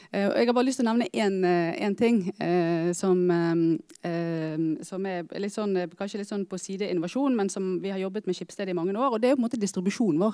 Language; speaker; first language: Norwegian; native; Norwegian